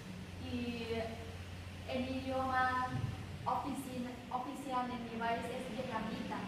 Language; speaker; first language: Spanish; non-native, learner; Vietnamese